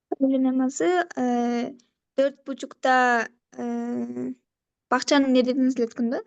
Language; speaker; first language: Turkish; non-native, learner; Kyrgyz